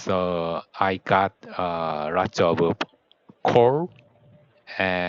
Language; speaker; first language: English; non-native, learner; Korean